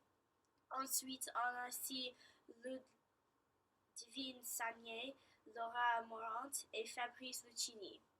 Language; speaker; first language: French; non-native, learner; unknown